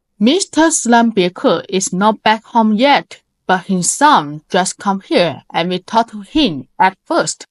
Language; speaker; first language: English; non-native, learner; Chinese